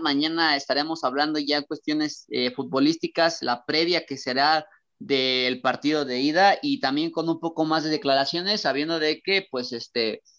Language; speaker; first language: Spanish; native; Spanish